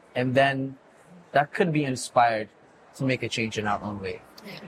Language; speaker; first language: English; non-native, fluent; Amharic